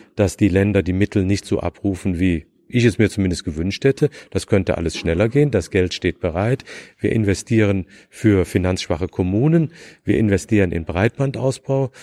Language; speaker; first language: German; native; German